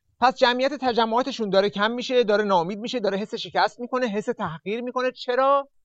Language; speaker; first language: Persian; native; Persian